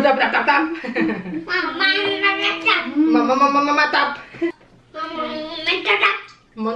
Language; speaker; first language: Indonesian; native; Indonesian